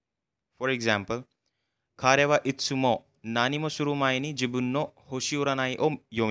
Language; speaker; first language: Japanese; non-native, fluent; Hindi